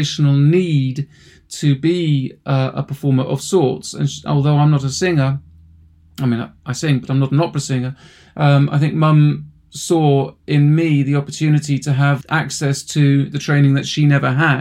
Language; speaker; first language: English; native; English